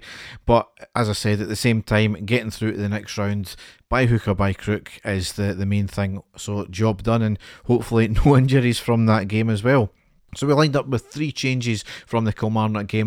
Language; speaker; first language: English; native; English